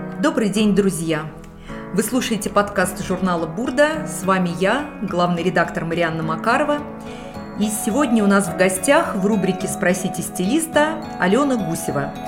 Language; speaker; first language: Russian; native; Russian